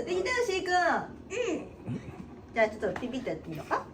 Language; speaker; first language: Japanese; native; Japanese